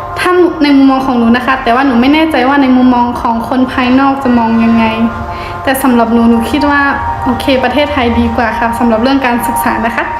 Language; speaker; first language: Thai; early bilingual, other home language; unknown